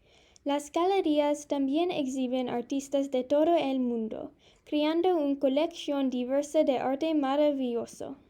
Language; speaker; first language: Spanish; non-native, learner; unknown